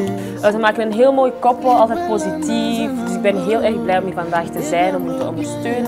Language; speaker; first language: Dutch; early bilingual, other home language; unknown